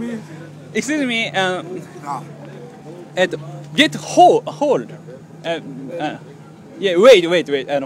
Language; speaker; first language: English; non-native, learner; Japanese